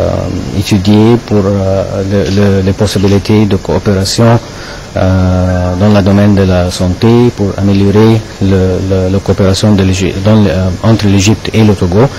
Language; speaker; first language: French; non-native, fluent; Arabic